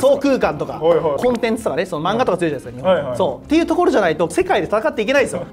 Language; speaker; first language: Japanese; native; Japanese